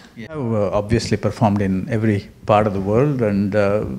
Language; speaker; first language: English; non-native, local second language; Kannada